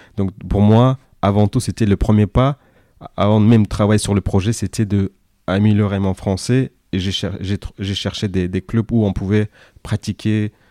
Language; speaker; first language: French; non-native, fluent; Kyrgyz